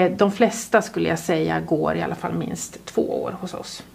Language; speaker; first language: Swedish; native; Swedish